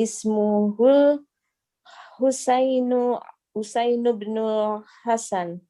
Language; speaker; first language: Arabic; non-native, learner; Indonesian